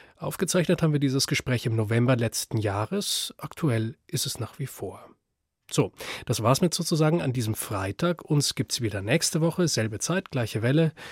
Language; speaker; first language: German; native; German